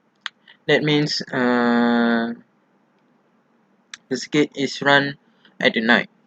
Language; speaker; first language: English; non-native, local second language; Malay